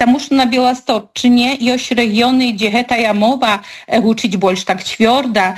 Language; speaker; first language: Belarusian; native; Belarusian